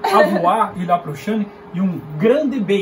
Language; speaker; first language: French; non-native, learner; Portuguese